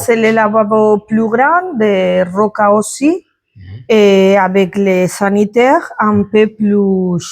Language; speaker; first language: French; non-native, fluent; Spanish